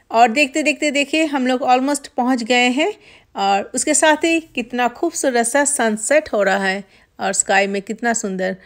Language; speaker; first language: Hindi; non-native, local second language; Bangla